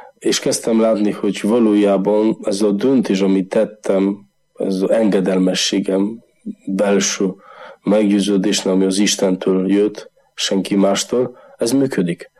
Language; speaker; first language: Hungarian; non-native, learner; Polish